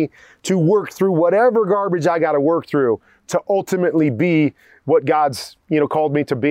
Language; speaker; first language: English; native; English